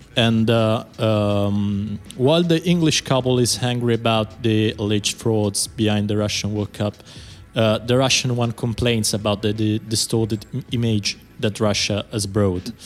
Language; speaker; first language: English; non-native, fluent; Italian